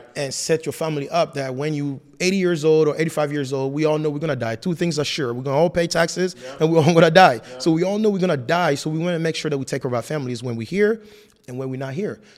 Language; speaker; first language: English; non-native, fluent; French